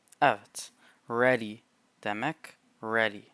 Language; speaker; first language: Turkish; non-native, fluent; English